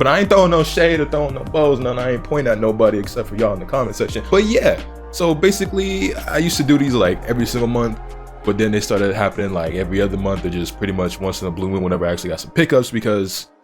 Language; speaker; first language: English; native; English